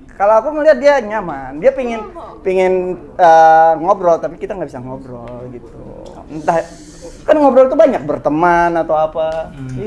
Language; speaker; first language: Indonesian; native; Indonesian